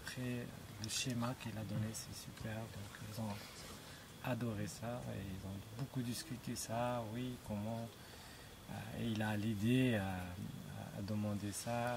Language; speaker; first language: French; non-native, local second language; Arabic